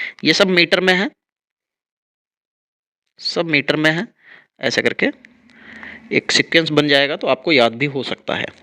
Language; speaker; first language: Hindi; native; Hindi